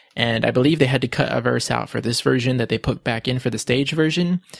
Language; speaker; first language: English; early bilingual, other home language; Spanish